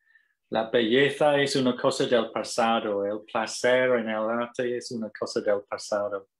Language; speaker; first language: Spanish; non-native, fluent; English